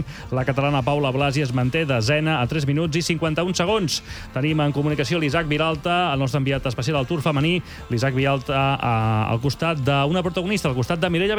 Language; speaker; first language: Catalan; native; Catalan